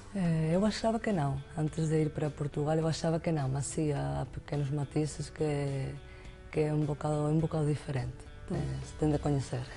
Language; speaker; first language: Portuguese; non-native, fluent; Spanish